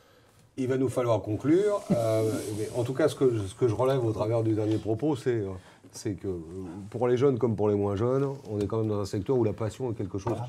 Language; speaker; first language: French; native; French